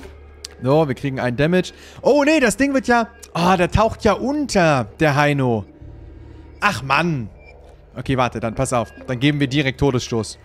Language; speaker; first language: German; native; German